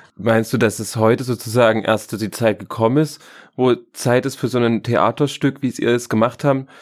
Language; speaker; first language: German; native; German